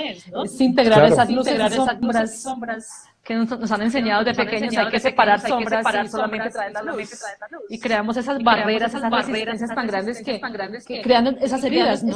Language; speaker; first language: Spanish; native; Spanish